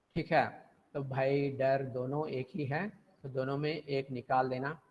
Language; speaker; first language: Hindi; non-native, local second language; Telugu